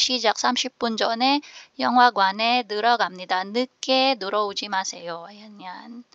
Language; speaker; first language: Korean; non-native, fluent; Filipino